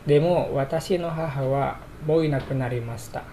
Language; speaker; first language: Japanese; non-native, learner; Indonesian